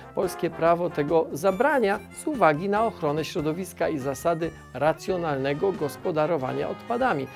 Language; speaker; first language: Polish; native; Polish